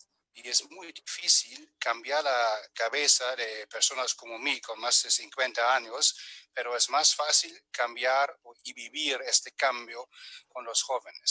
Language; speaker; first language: Spanish; non-native, fluent; German